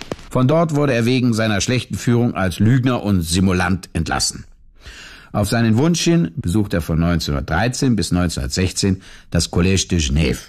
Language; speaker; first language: German; native; German